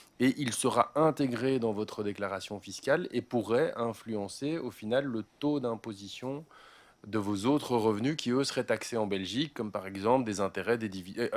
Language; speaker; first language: French; native; French